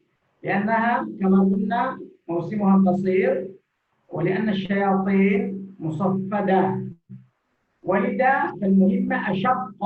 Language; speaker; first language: Arabic; native; Arabic